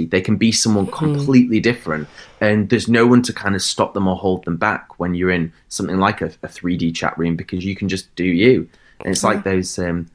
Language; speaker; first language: English; native; English